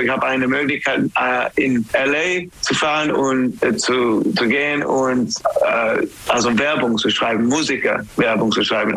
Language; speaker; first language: German; non-native, learner; English